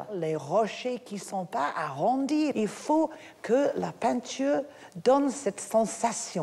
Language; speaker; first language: French; non-native, fluent; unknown